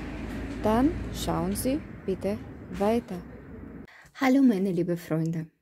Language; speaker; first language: German; non-native, learner; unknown